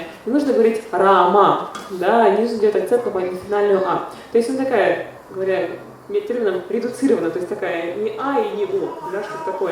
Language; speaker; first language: Russian; native; Russian